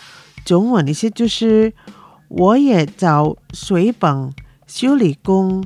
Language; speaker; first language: Chinese; non-native, local second language; Indonesian